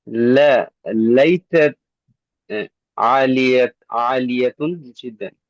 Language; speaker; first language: Arabic; non-native, learner; Bangla